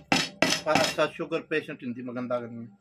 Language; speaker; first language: Filipino; non-native, learner; Urdu